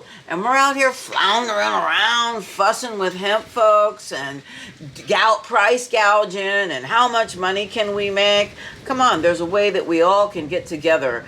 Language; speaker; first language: English; native; English